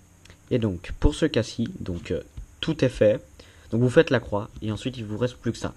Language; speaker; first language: French; native; French